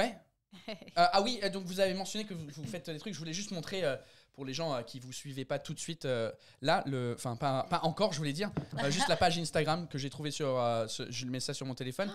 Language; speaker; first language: French; non-native, fluent; English